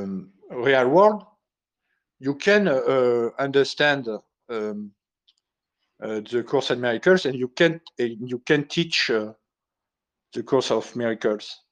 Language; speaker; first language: English; non-native, learner; French